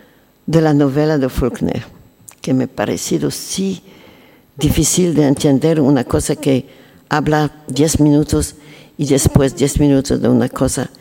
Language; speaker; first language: Spanish; non-native, learner; French